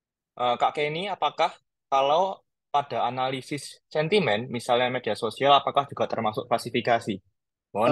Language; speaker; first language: Indonesian; native; Indonesian